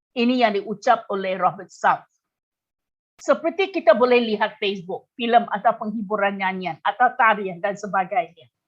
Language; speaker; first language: Malay; non-native, local second language; Chinese